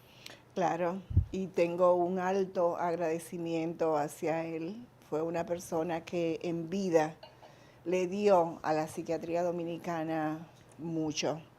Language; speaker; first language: Spanish; native; Spanish